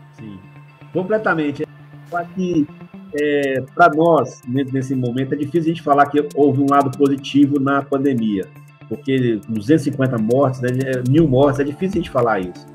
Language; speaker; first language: Portuguese; native; Portuguese